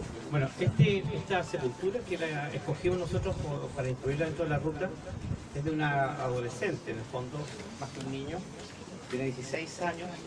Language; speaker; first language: Spanish; native; Spanish